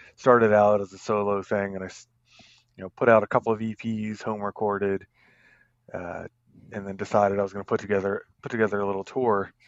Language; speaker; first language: English; native; English